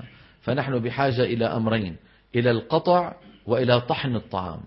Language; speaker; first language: Arabic; native; Arabic